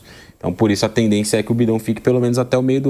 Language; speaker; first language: Portuguese; native; Portuguese